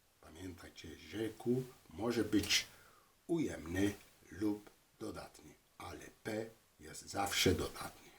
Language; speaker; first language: Polish; non-native, learner; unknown